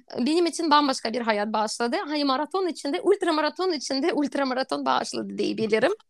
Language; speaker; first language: Turkish; non-native, fluent; Russian